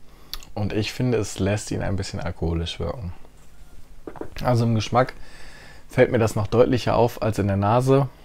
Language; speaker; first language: German; native; German